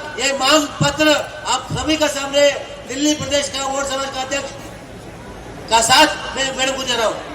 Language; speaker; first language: Hindi; non-native, local second language; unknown